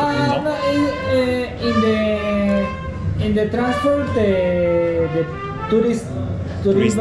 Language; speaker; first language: English; non-native, learner; Spanish